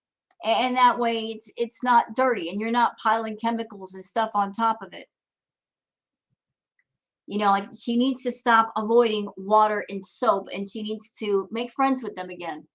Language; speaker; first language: English; native; English